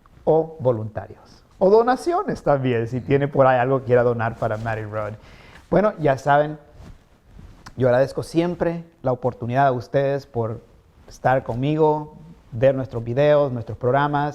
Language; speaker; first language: Spanish; native; Spanish